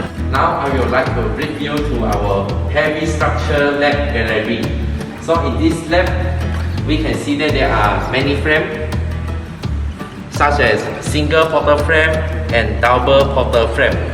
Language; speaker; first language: English; non-native, local second language; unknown